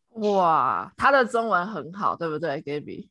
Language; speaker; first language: Chinese; native; Chinese